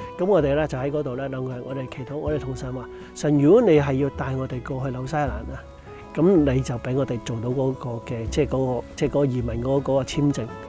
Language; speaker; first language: Cantonese; native; Cantonese